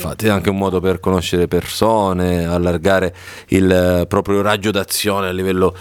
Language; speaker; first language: Italian; native; Italian